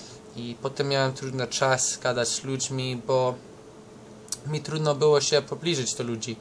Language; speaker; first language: Polish; early bilingual, heritage; English